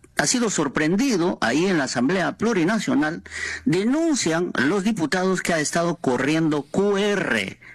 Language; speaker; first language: Spanish; native; Spanish